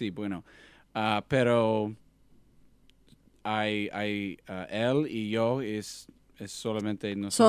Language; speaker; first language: Spanish; non-native, learner; English